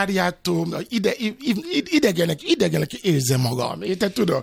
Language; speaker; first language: Hungarian; non-native, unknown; Yoruba